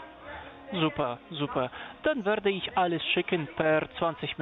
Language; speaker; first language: German; non-native, fluent; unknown